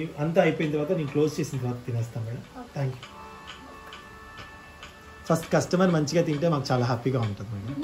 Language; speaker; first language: Telugu; native; Telugu